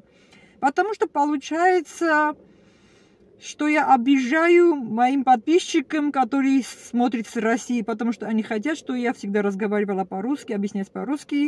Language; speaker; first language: Russian; non-native, learner; Armenian